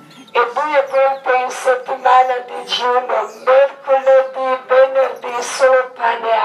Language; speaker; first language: Italian; non-native, learner; Croatian